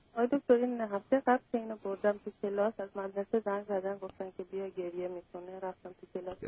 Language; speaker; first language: Persian; non-native, local second language; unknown